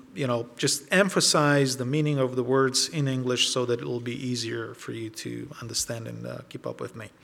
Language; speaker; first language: English; non-native, fluent; Romanian